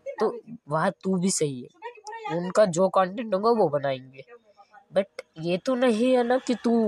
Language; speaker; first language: Hindi; native; Hindi